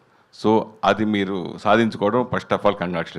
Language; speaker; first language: Telugu; native; Telugu